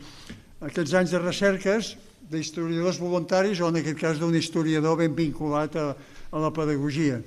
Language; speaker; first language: Catalan; native; Catalan